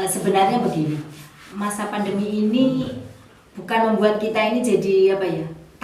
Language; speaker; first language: Indonesian; native; Indonesian